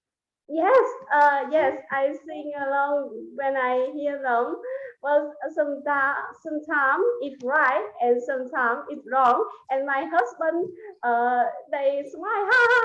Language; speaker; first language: English; non-native, learner; Vietnamese